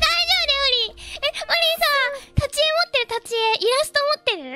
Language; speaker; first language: Japanese; native; Japanese